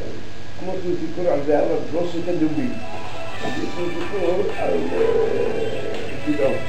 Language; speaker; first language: Hebrew; early bilingual, other home language; Arabic